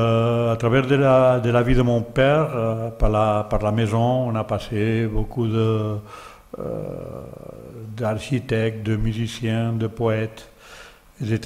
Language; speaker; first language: French; non-native, learner; Catalan